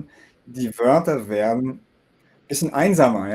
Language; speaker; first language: German; non-native, fluent; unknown